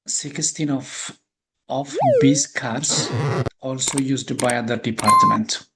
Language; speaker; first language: English; non-native, local second language; Amharic